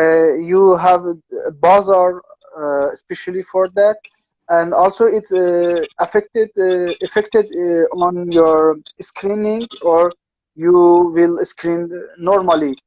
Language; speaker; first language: English; non-native, learner; Persian